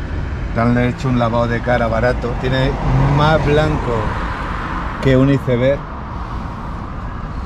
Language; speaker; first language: Spanish; native; Spanish